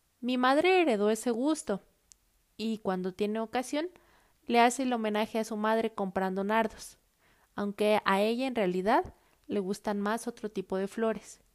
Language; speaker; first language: Spanish; native; Spanish